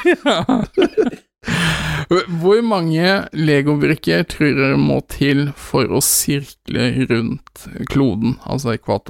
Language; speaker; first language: Norwegian; native; Norwegian